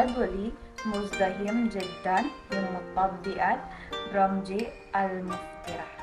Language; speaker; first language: Arabic; non-native, learner; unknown